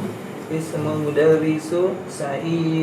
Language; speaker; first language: Arabic; non-native, learner; Indonesian